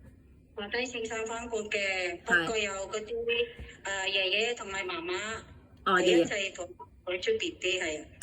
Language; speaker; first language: Cantonese; non-native, learner; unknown